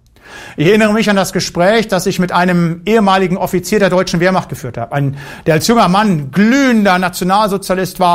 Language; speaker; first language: German; native; German